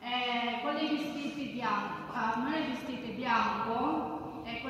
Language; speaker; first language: Italian; non-native, learner; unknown